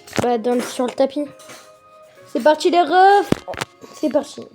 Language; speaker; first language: French; native; French